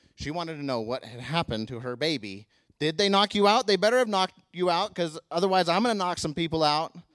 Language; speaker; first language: English; native; English